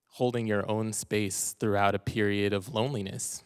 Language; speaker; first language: English; native; English